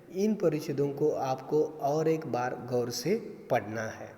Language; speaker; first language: Hindi; non-native, local second language; Marathi